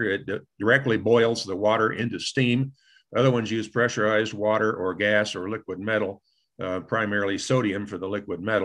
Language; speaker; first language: English; native; English